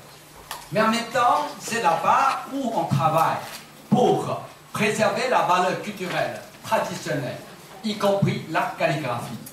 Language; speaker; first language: French; non-native, fluent; Chinese